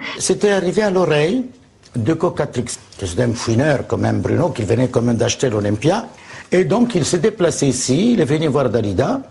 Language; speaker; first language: French; native; French